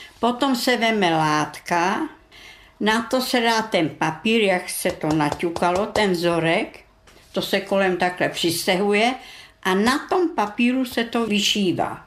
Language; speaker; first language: Czech; non-native, local second language; German